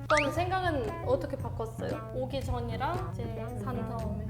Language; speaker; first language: Korean; non-native, fluent; German